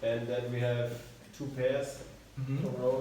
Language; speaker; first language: English; non-native, learner; German